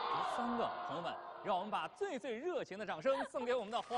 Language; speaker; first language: Chinese; native; Chinese